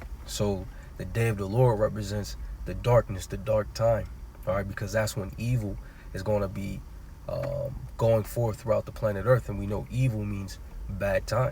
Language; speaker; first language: English; native; English